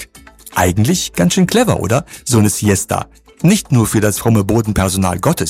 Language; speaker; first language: German; native; German